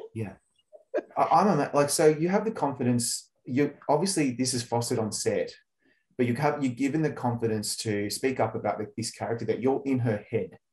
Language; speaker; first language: English; native; English